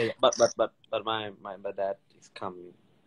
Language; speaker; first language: English; non-native, learner; Thai